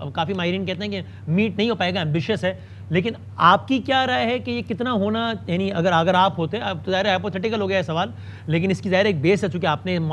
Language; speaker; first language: Urdu; native; Urdu